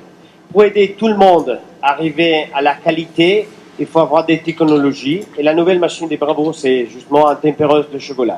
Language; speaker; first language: French; non-native, fluent; Italian